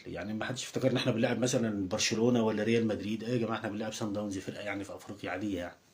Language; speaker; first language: Arabic; native; Arabic